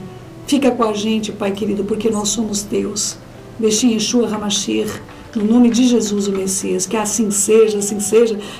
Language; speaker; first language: Portuguese; native; Portuguese